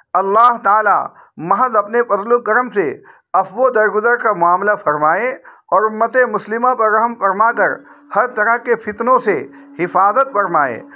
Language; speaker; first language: Hindi; native; Hindi